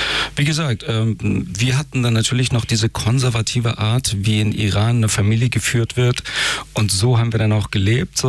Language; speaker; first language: German; early bilingual, other home language; Persian